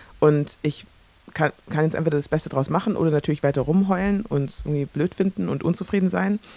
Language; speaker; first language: German; early bilingual, other home language; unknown